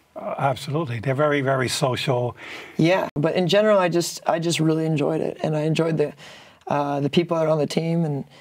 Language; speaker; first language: English; native; English